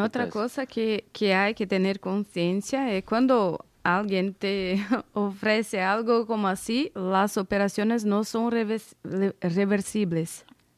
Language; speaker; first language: Spanish; non-native, fluent; Portuguese